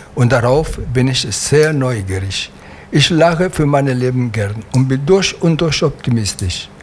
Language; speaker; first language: German; non-native, fluent; Italian